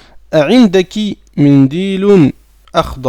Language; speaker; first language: Arabic; non-native, fluent; French